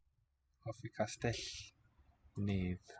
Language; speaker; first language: Welsh; non-native, learner; English